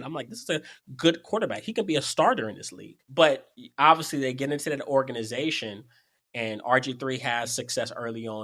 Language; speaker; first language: English; native; English